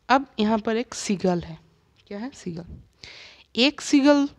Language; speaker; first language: Hindi; non-native, local second language; Bangla